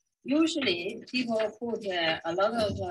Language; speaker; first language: English; non-native, fluent; Chinese